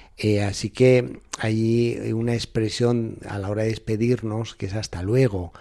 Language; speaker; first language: Spanish; native; Spanish